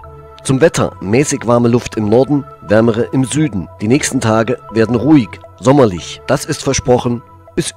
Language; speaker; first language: German; native; German